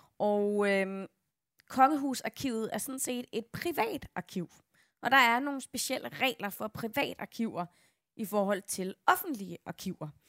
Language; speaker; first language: Danish; native; Danish